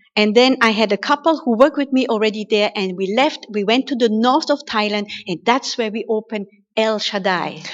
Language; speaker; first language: English; non-native, fluent; German